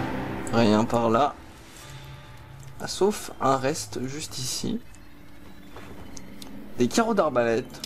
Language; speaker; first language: French; native; French